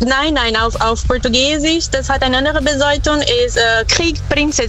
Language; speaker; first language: German; non-native, fluent; Portuguese